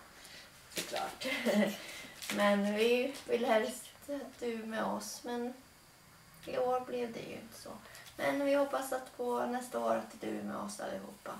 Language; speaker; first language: Swedish; early bilingual, other home language; Latvian